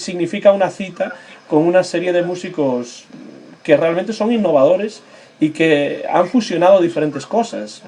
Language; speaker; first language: Spanish; native; Spanish